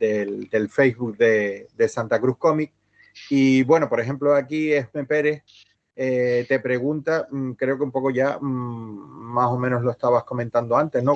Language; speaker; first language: Spanish; native; Spanish